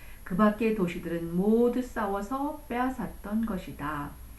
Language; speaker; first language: Korean; native; Korean